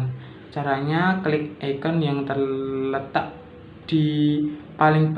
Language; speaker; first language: Indonesian; native; Indonesian